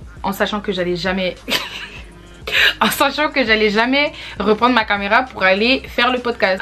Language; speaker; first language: French; native; French